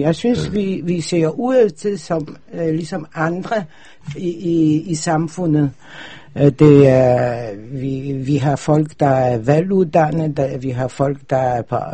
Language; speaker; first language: Danish; non-native, fluent; Polish